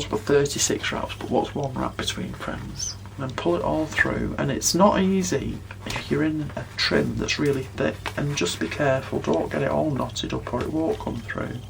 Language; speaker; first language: English; native; English